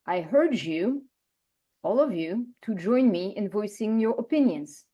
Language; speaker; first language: English; non-native, fluent; French